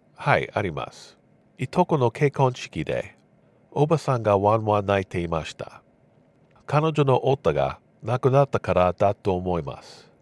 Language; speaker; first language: Japanese; non-native, learner; English